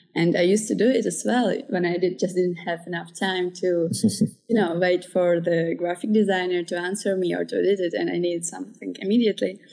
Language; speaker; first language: English; early bilingual, other home language; Czech